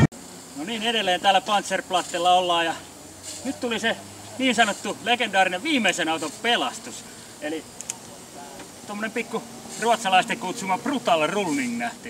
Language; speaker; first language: Finnish; native; Finnish